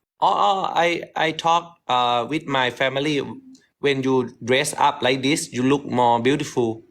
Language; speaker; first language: English; non-native, learner; Thai